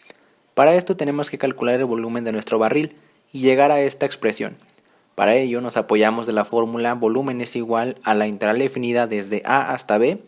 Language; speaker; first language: Spanish; native; Spanish